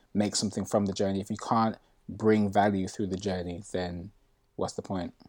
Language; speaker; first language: English; native; English